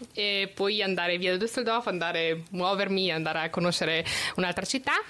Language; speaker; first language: German; non-native, fluent; Italian